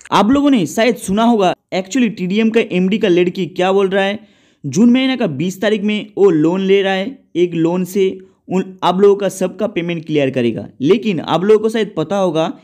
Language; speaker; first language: Hindi; non-native, local second language; Bangla